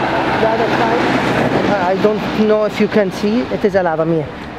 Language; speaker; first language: English; non-native, fluent; Arabic